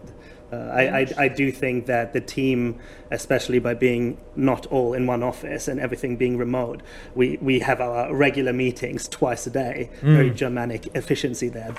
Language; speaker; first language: English; non-native, fluent; German